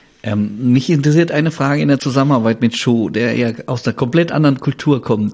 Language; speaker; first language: German; native; German